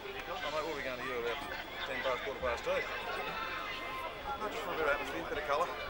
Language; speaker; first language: English; native; English